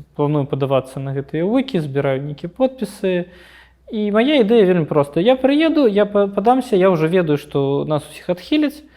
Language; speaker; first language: Belarusian; non-native, local second language; Russian